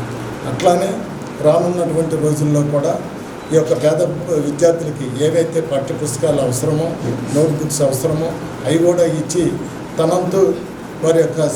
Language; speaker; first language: Telugu; native; Telugu